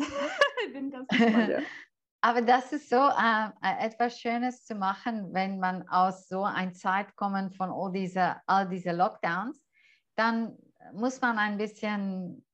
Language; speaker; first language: German; non-native, fluent; English